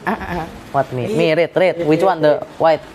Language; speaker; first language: English; non-native, learner; Indonesian